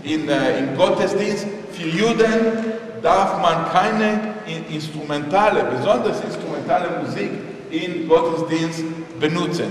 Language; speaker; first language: German; non-native, fluent; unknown